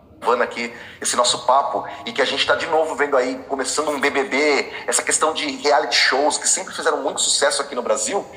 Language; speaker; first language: Portuguese; native; Portuguese